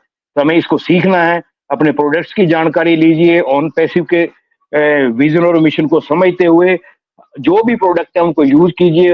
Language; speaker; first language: Hindi; native; Hindi